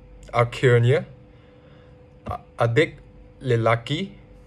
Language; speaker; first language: Indonesian; non-native, learner; Chinese